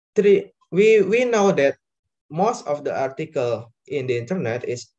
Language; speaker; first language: English; non-native, learner; Indonesian